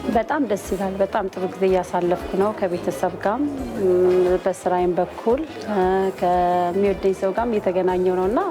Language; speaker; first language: Amharic; native; Amharic